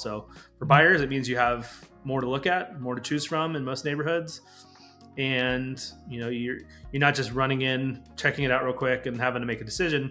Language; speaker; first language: English; native; English